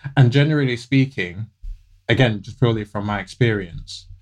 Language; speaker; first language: English; native; English